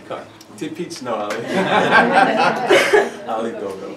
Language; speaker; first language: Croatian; non-native, learner; English